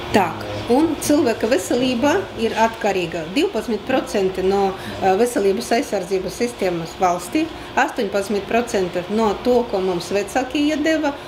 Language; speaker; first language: Latvian; non-native, local second language; Russian